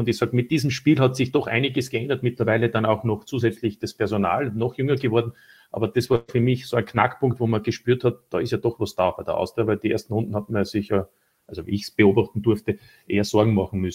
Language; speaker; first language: German; native; German